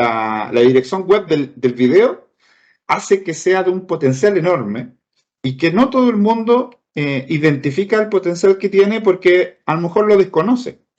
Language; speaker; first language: Spanish; native; Spanish